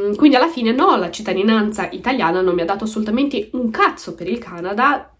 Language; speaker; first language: Italian; early bilingual, other home language; Romanian